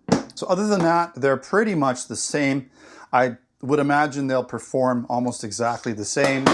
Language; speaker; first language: English; native; English